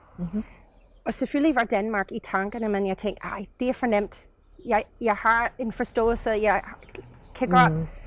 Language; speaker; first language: Danish; non-native, fluent; English